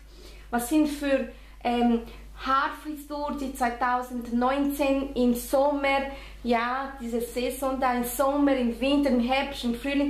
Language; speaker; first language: German; non-native, fluent; Spanish